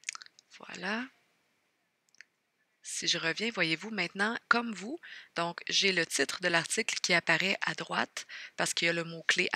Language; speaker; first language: French; native; French